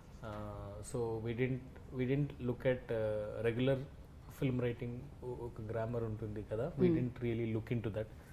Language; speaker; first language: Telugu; non-native, learner; Tamil